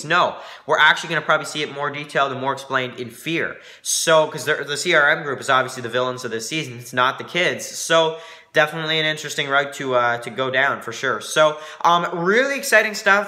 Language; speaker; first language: English; native; English